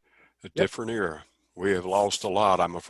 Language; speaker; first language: English; native; English